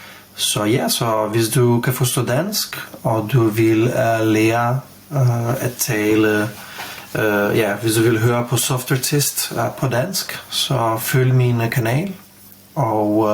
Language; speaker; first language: Danish; non-native, fluent; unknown